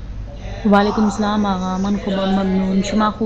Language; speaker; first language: Persian; non-native, learner; Urdu